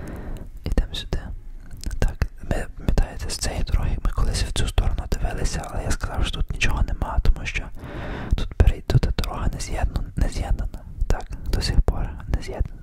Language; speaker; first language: Ukrainian; early bilingual, heritage; Ukrainian